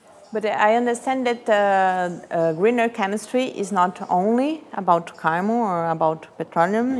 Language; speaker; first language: English; non-native, fluent; Portuguese